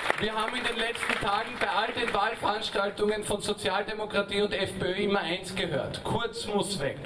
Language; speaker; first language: German; native; German